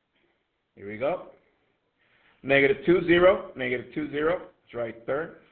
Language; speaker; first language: English; native; English